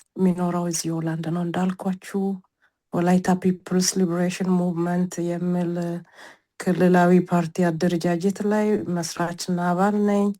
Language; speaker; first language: Amharic; non-native, local second language; Wolaytta